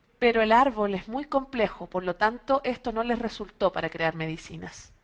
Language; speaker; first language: Spanish; native; Spanish